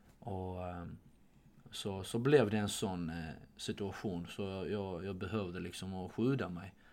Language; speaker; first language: Swedish; non-native, fluent; Georgian